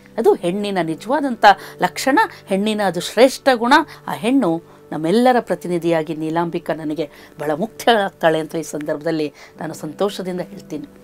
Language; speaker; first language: Kannada; native; Kannada